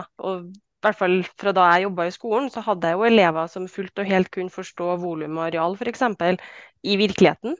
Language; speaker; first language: Norwegian; native; Norwegian